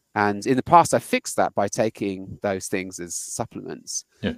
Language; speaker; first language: English; native; English